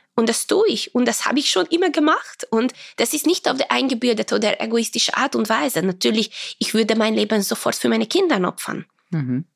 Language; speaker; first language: German; non-native, fluent; Croatian